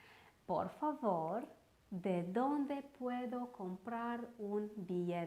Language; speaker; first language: Spanish; non-native, fluent; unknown